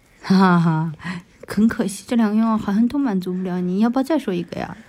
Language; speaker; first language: Chinese; native; Chinese